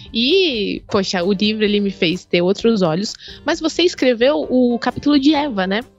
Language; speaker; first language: Portuguese; native; Portuguese